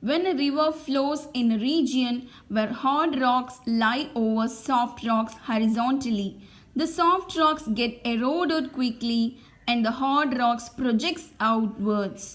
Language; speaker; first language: English; non-native, local second language; Tamil